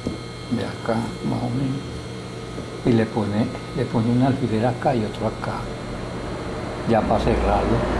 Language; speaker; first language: Spanish; native; Spanish